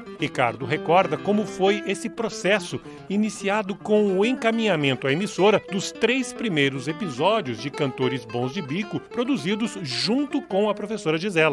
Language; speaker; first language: Portuguese; native; Portuguese